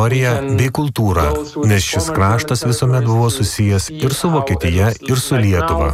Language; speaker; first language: Lithuanian; non-native, fluent; German